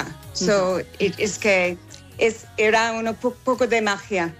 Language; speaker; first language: Spanish; non-native, fluent; English